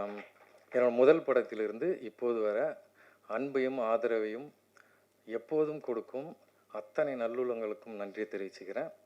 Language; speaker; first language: Tamil; native; Tamil